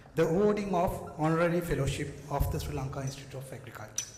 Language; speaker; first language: English; non-native, local second language; Sinhala